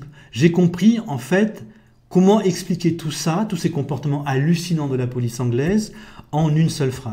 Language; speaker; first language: French; native; French